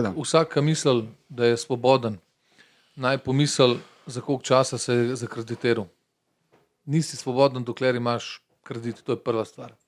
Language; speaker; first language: Slovenian; early bilingual, other home language; Bosnian